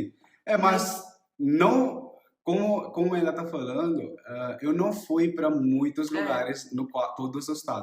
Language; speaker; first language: Portuguese; non-native, learner; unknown